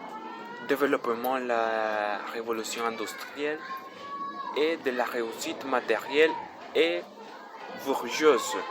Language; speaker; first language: French; non-native, learner; Spanish